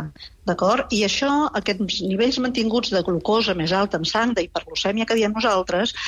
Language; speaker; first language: Catalan; native; Catalan